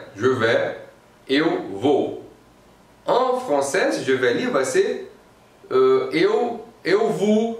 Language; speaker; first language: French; non-native, fluent; Portuguese